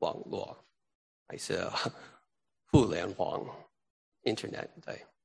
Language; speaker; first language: Chinese; early bilingual, heritage; English